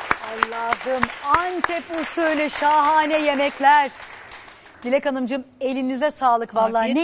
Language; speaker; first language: Turkish; native; Turkish